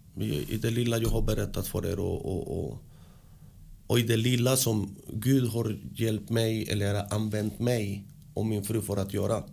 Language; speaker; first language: Swedish; early bilingual, other home language; Spanish